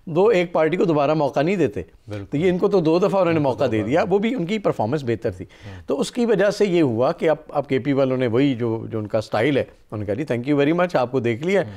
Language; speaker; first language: Urdu; non-native, local second language; Punjabi